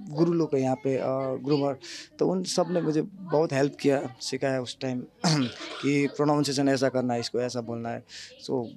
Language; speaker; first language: Hindi; non-native, local second language; Nepali